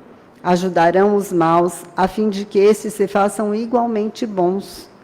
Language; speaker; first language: Portuguese; native; Portuguese